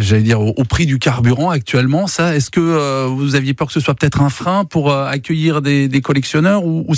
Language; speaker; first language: French; native; French